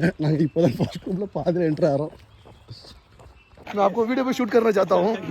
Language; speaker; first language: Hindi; non-native, local second language; Tamil